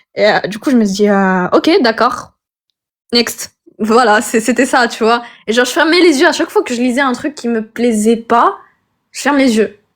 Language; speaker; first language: French; early bilingual, other home language; Arabic